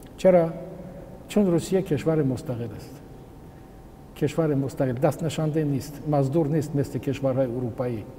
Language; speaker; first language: Persian; non-native, fluent; Russian